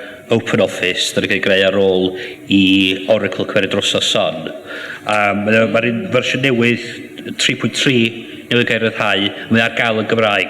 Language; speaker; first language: Welsh; native; Welsh